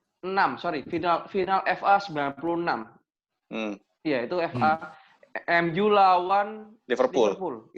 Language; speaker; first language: Indonesian; native; Indonesian